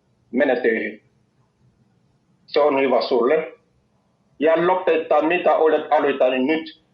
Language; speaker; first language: Finnish; non-native, learner; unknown